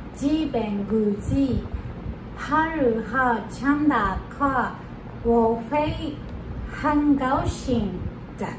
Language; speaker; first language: Chinese; non-native, learner; Japanese